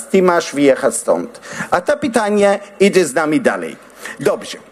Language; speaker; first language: Polish; non-native, learner; Hebrew